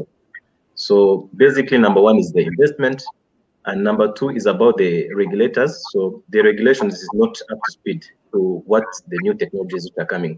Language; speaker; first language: English; non-native, local second language; Kinyarwanda